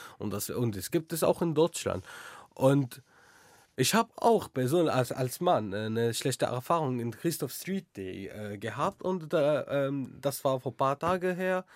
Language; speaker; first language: German; non-native, learner; Arabic